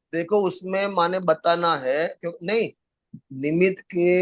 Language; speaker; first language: Hindi; non-native, local second language; Gujarati